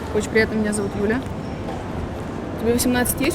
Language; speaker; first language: Russian; native; Russian